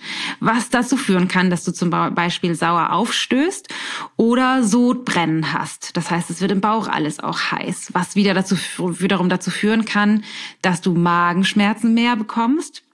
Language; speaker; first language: German; native; German